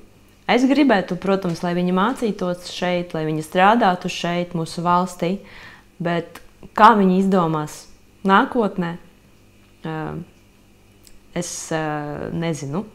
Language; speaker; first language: Latvian; non-native, local second language; Russian